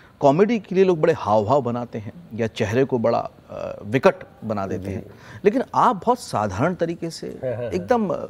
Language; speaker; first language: Hindi; native; Hindi